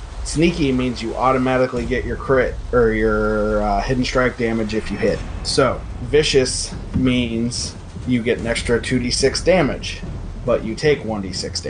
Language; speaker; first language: English; native; English